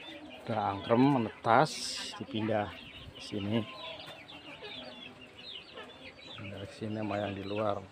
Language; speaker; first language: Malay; non-native, local second language; Javanese